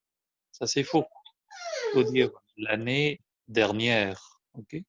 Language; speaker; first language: French; non-native, fluent; Albanian